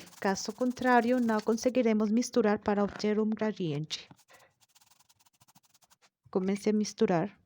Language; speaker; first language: Portuguese; non-native, learner; Spanish